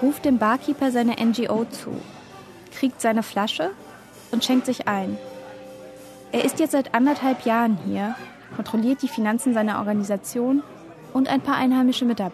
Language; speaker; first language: German; native; German